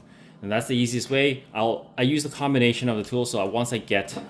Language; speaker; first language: English; native; English